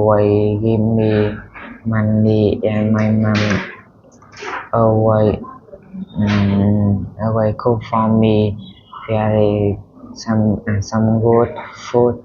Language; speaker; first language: English; non-native, learner; Vietnamese